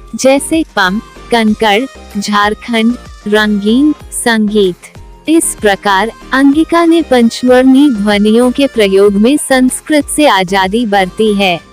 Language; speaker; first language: Hindi; non-native, local second language; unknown